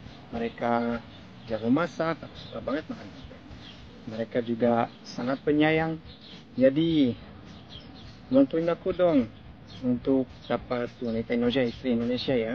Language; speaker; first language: Indonesian; non-native, learner; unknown